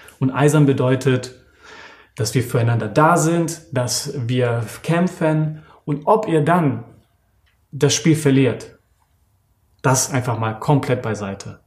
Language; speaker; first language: German; early bilingual, other home language; Serbian